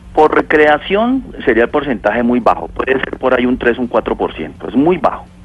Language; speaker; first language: Spanish; native; Spanish